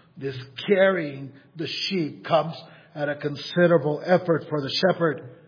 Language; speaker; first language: English; native; English